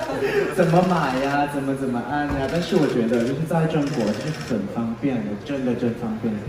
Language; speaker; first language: Chinese; non-native, learner; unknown